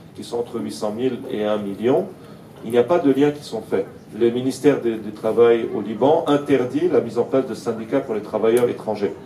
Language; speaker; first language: French; non-native, fluent; Arabic